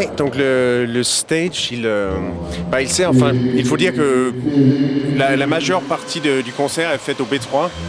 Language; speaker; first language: French; non-native, fluent; Danish